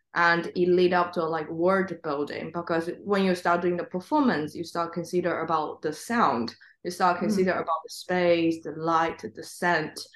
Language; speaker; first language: English; non-native, fluent; Chinese